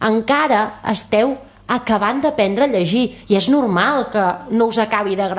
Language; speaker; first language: Catalan; native; Catalan